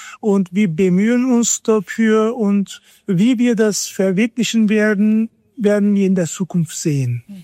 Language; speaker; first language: German; non-native, fluent; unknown